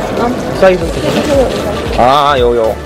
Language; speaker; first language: Chinese; non-native, learner; Korean